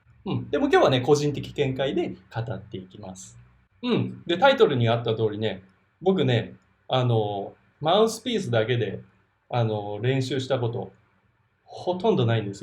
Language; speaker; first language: Japanese; native; Japanese